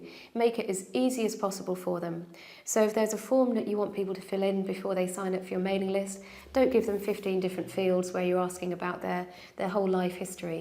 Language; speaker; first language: English; native; English